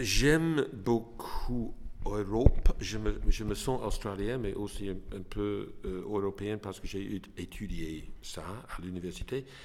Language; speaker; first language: French; non-native, learner; English